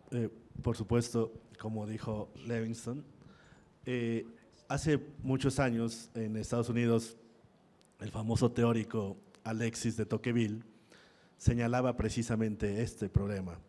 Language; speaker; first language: Spanish; native; Spanish